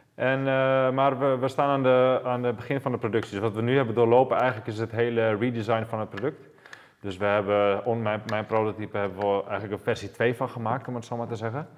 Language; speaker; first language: Dutch; native; Dutch